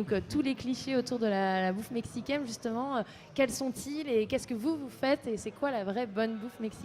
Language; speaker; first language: French; native; French